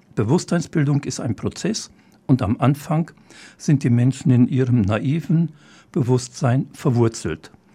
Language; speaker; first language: German; native; German